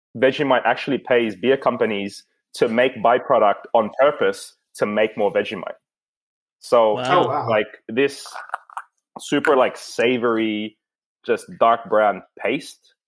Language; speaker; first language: English; non-native, local second language; Filipino